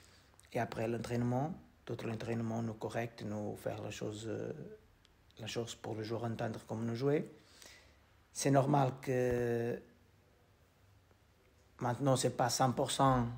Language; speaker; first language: French; non-native, learner; Portuguese